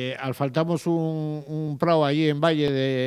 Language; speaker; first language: Spanish; native; Spanish